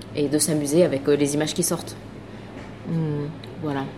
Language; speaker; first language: French; native; French